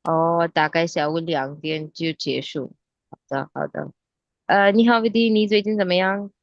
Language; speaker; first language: Chinese; non-native, fluent; Hindi